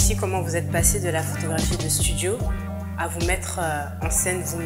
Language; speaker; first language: French; native; French